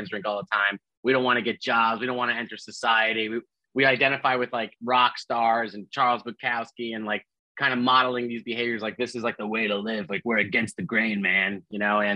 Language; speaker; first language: English; native; English